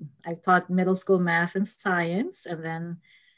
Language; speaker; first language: English; non-native, local second language; Filipino